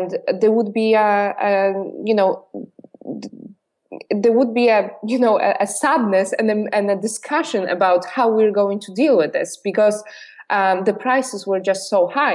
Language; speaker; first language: English; non-native, fluent; Polish